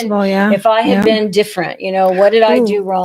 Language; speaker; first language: English; native; English